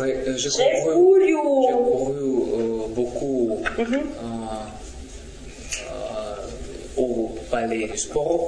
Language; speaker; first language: French; non-native, learner; Russian